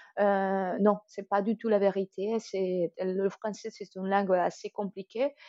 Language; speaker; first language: French; non-native, fluent; Spanish